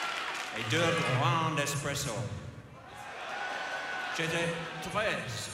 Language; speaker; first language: French; non-native, learner; English